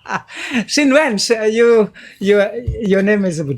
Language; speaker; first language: English; non-native, learner; Indonesian